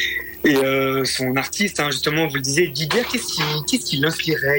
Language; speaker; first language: French; native; French